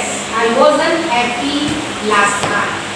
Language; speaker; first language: English; non-native, learner; Indonesian